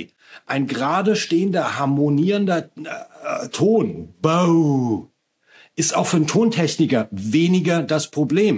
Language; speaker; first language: German; native; German